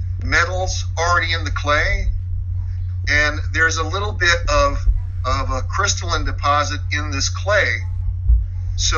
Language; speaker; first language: English; native; English